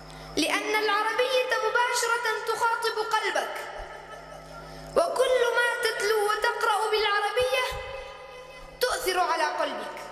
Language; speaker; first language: Arabic; non-native, learner; Pashto